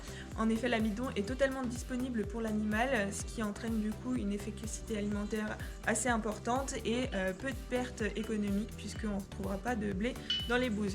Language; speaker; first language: French; native; French